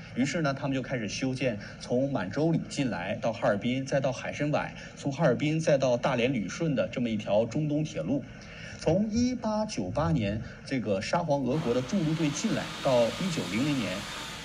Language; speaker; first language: Chinese; native; Chinese